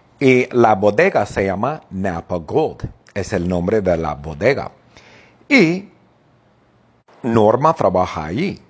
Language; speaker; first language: Spanish; non-native, fluent; English